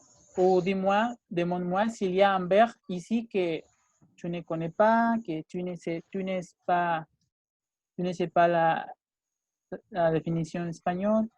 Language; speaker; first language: French; non-native, fluent; Spanish